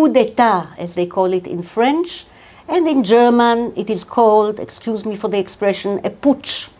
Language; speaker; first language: English; non-native, fluent; Hebrew